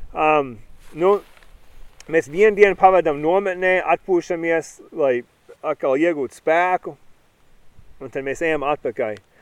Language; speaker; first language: Latvian; early bilingual, heritage; Latvian